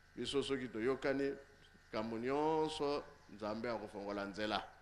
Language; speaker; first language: Lingala; non-native, local second language; Kongo